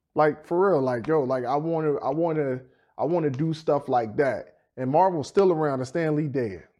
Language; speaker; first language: English; native; English